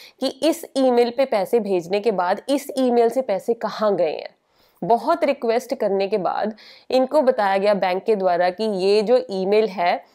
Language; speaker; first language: Hindi; native; Hindi